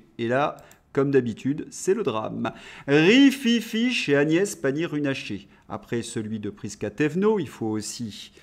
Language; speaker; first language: French; native; French